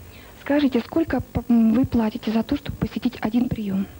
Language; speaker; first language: Russian; native; Russian